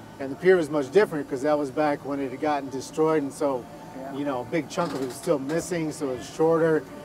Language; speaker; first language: English; native; English